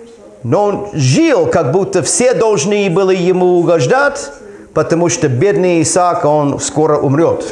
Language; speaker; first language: Russian; non-native, fluent; English